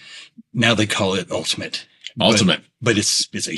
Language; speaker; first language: English; native; English